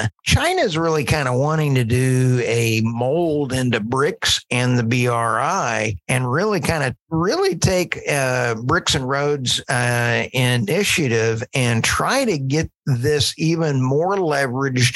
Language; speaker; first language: English; native; English